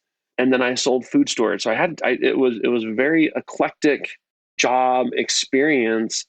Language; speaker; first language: English; native; English